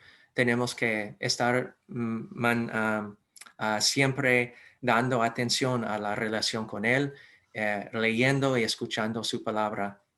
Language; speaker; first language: Spanish; non-native, fluent; English